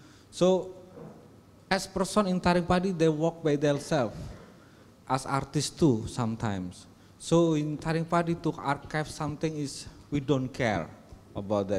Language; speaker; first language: English; non-native, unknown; Indonesian